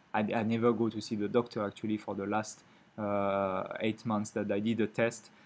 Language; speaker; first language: English; non-native, fluent; French